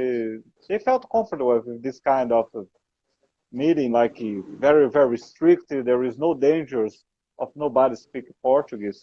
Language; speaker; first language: English; non-native, learner; Portuguese